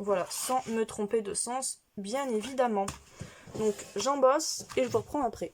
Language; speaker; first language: French; native; French